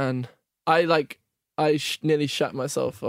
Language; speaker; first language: English; native; English